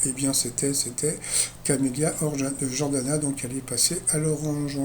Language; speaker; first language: French; native; French